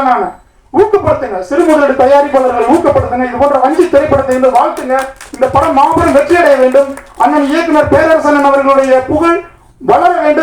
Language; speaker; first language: Tamil; native; Tamil